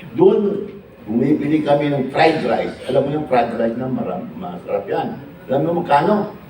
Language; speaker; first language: Filipino; non-native, local second language; Iloko